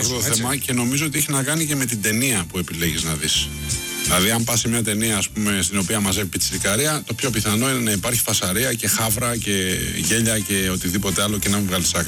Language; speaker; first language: Greek; native; Greek